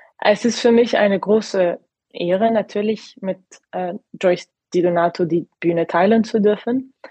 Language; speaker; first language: German; non-native, fluent; Arabic